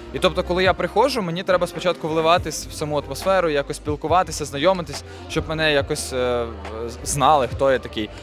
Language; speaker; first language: Ukrainian; native; Ukrainian